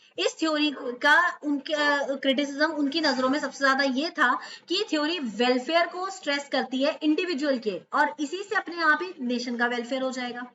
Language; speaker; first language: Hindi; native; Hindi